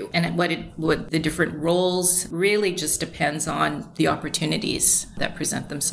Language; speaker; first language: English; native; English